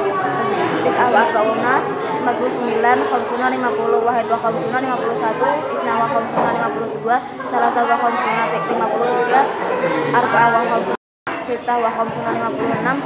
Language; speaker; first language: Arabic; non-native, learner; Indonesian